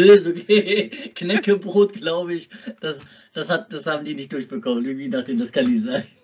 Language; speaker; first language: German; native; German